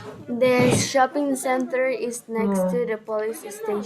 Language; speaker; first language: English; non-native, learner; Spanish